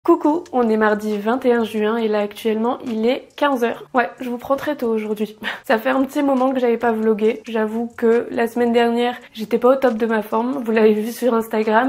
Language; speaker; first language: French; native; French